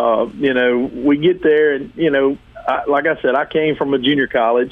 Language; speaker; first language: English; native; English